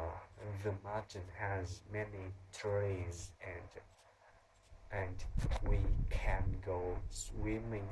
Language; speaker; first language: English; non-native, learner; Vietnamese